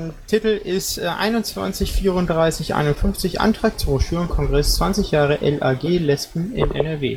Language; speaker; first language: German; native; German